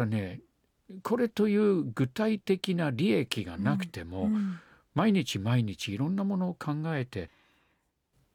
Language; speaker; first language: Japanese; non-native, fluent; English